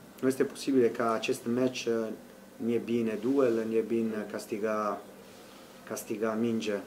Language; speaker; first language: Romanian; non-native, learner; Italian